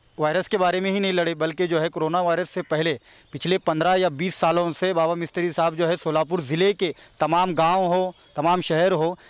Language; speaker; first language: Hindi; non-native, local second language; Marathi